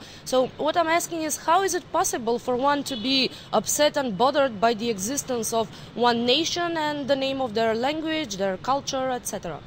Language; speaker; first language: English; non-native, fluent; Macedonian